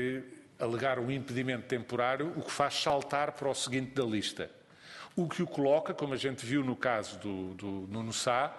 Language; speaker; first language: Portuguese; native; Portuguese